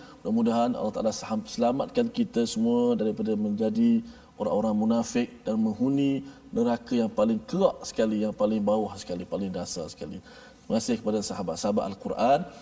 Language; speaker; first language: Malay; native; Malay